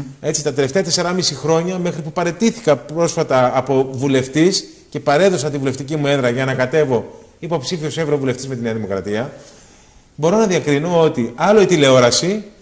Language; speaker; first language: Greek; native; Greek